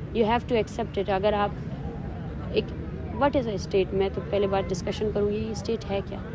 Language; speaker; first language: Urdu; non-native, local second language; Baluchi